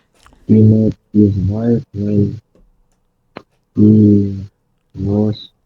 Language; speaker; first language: English; non-native, learner; Russian